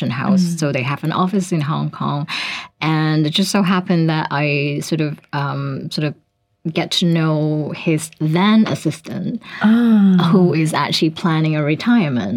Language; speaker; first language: English; non-native, local second language; Cantonese